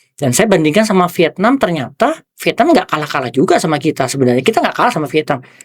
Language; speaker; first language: Indonesian; native; Indonesian